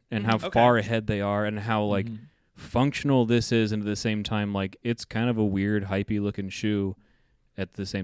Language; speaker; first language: English; native; English